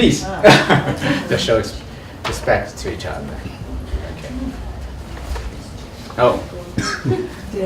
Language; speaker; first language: English; non-native, learner; Chinese